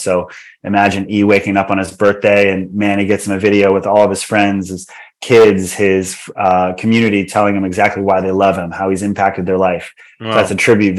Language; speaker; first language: English; native; English